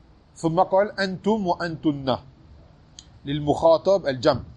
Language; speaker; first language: Arabic; non-native, fluent; French